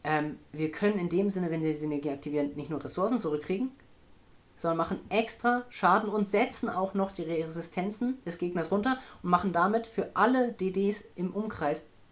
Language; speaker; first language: German; native; German